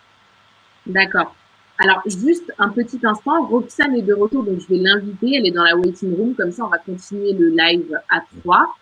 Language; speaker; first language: French; native; French